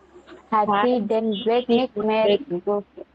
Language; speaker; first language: German; non-native, learner; Tamil